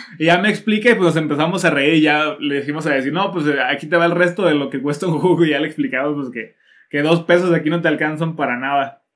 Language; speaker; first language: Spanish; native; Spanish